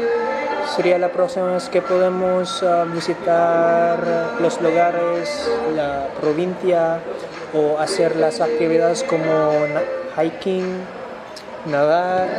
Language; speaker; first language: Spanish; non-native, fluent; Filipino